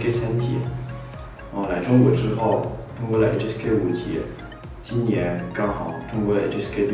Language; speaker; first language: Chinese; non-native, fluent; Malagasy